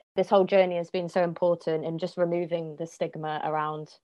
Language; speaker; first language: English; native; English